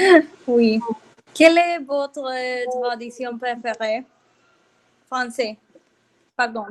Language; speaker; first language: French; non-native, learner; Spanish